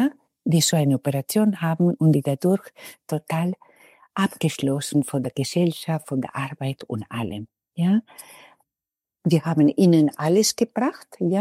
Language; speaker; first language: German; non-native, fluent; Spanish